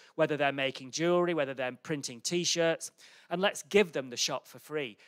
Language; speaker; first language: English; native; English